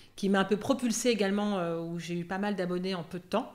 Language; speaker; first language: French; native; French